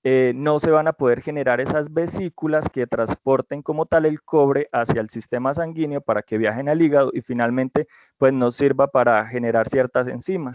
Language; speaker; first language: Spanish; native; Spanish